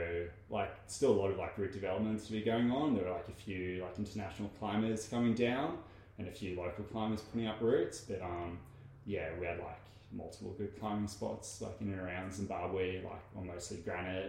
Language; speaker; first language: English; native; English